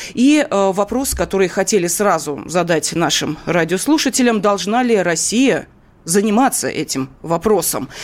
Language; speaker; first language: Russian; native; Russian